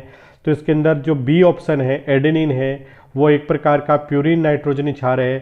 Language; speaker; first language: Hindi; native; Hindi